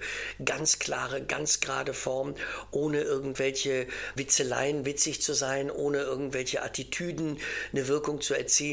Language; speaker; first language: German; native; German